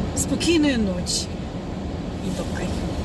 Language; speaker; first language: Ukrainian; non-native, local second language; Russian